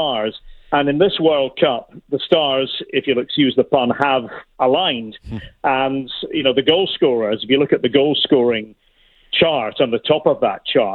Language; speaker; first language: English; native; English